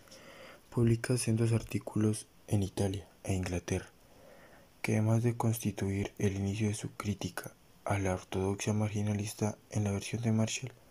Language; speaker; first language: Spanish; native; Spanish